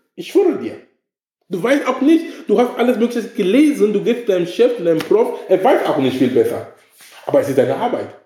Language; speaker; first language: German; non-native, fluent; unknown